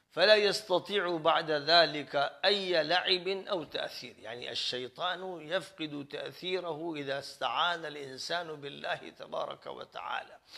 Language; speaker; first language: Arabic; non-native, fluent; Urdu